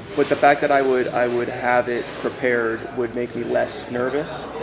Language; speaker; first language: English; native; English